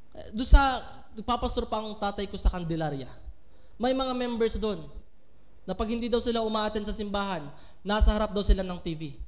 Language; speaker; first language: Filipino; native; Filipino